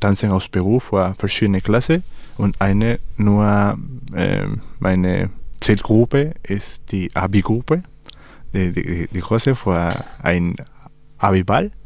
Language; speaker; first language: German; non-native, learner; Spanish